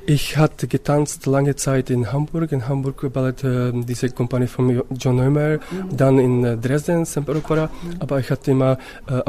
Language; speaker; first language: German; non-native, fluent; Czech